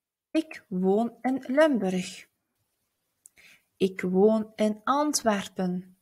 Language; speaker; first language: Dutch; early bilingual, other home language; Turkish